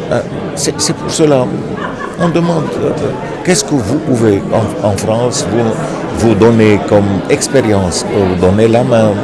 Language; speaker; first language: French; non-native, local second language; Arabic